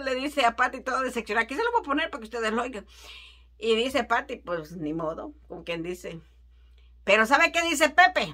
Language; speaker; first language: Spanish; native; Spanish